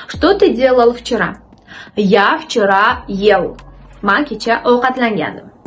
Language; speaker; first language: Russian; non-native, local second language; Uzbek